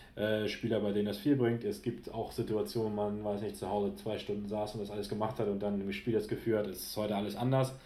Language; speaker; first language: German; native; German